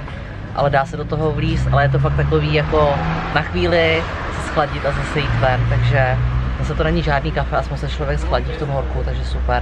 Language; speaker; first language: Czech; native; Czech